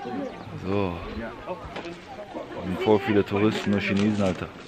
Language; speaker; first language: German; early bilingual, other home language; Turkish